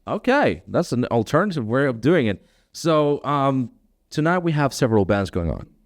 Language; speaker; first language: English; non-native, fluent; Danish